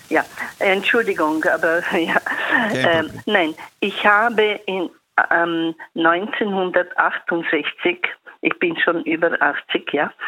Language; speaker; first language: German; non-native, fluent; Italian